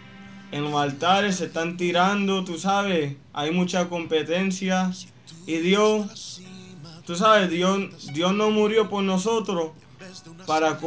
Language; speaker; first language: Spanish; native; Spanish